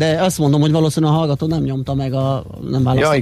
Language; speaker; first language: Hungarian; native; Hungarian